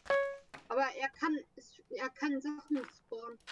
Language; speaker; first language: German; native; German